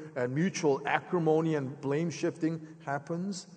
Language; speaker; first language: English; native; English